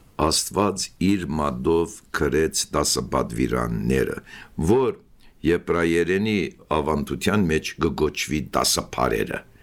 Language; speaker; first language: Armenian; early bilingual, heritage; Armenian